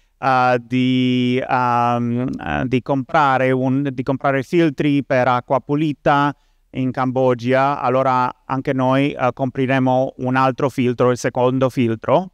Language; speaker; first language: Italian; non-native, learner; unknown